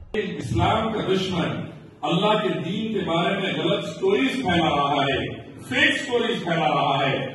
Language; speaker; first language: Urdu; native; Urdu